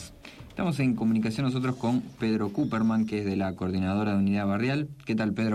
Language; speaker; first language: Spanish; native; Spanish